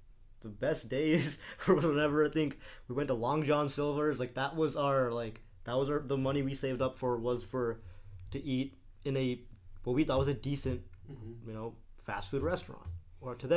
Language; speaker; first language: English; native; English